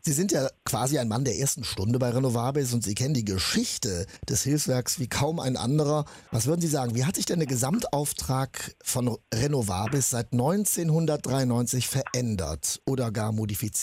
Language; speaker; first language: German; native; German